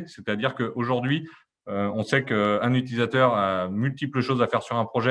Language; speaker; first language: French; native; French